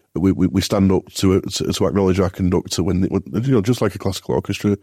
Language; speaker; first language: English; native; English